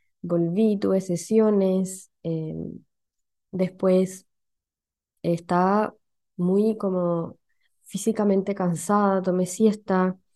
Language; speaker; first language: Spanish; native; Spanish